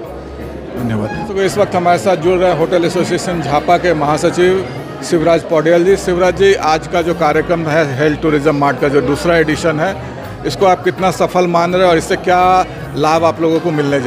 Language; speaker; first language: Hindi; native; Hindi